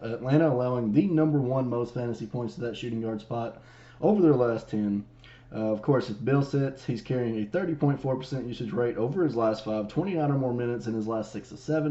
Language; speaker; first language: English; native; English